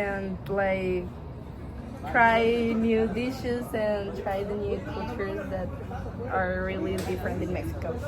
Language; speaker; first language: English; non-native, learner; Spanish